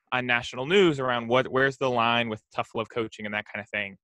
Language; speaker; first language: English; native; English